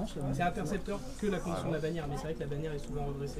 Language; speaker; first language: French; native; French